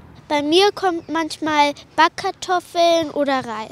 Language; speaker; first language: German; native; German